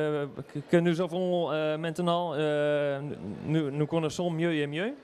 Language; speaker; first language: French; non-native, learner; Dutch